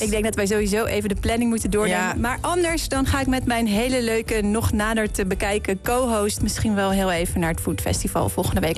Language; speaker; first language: Dutch; native; Dutch